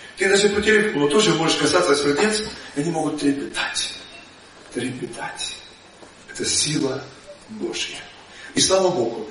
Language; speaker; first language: Russian; native; Russian